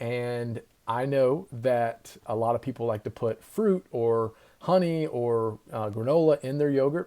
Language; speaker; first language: English; native; English